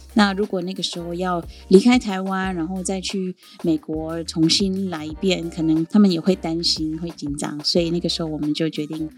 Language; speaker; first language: Chinese; non-native, fluent; Sindhi